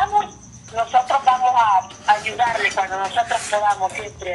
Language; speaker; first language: Spanish; native; Spanish